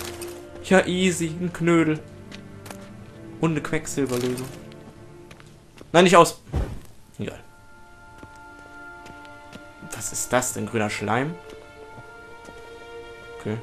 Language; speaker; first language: German; native; German